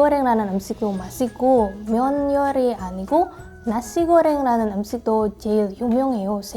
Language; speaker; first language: Korean; non-native, learner; Indonesian